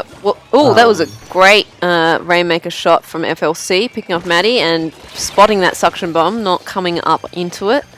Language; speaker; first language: English; native; English